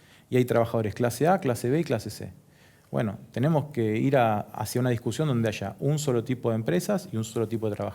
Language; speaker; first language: Spanish; native; Spanish